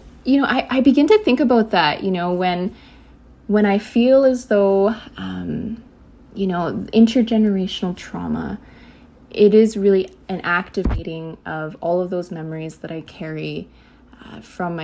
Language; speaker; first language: English; native; English